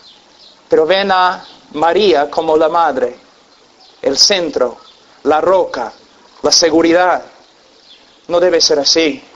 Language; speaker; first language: Spanish; non-native, fluent; English